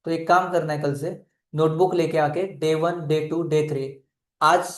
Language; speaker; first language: Hindi; non-native, local second language; Marathi